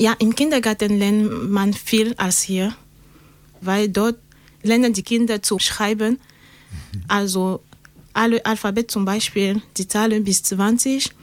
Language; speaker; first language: German; non-native, learner; French